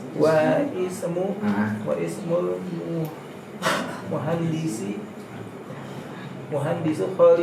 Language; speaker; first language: Arabic; non-native, learner; Indonesian